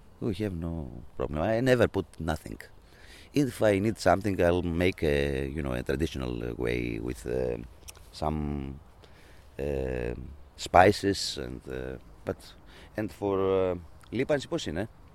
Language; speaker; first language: English; non-native, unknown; Greek